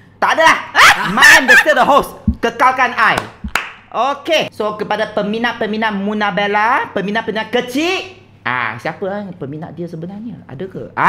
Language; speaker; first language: Malay; native; Malay